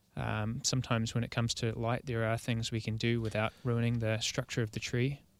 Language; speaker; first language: English; native; English